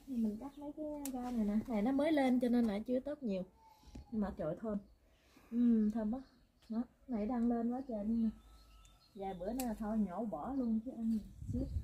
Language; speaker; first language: Vietnamese; native; Vietnamese